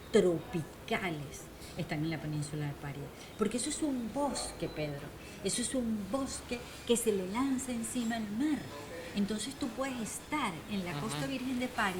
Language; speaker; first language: Spanish; native; Spanish